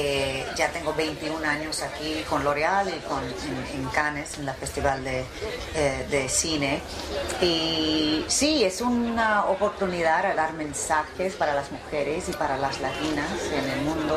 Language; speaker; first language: Spanish; early bilingual, heritage; English